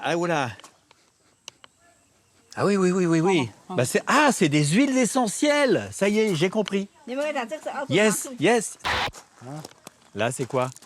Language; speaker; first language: French; native; French